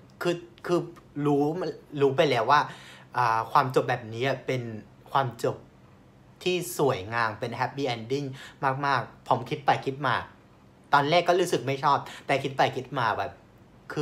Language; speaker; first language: Thai; non-native, fluent; Vietnamese